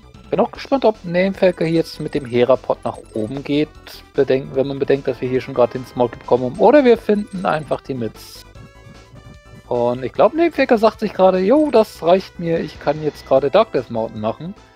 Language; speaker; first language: German; native; German